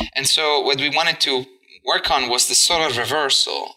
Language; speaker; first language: English; non-native, fluent; Italian